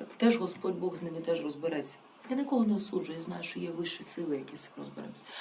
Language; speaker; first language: Ukrainian; non-native, local second language; Russian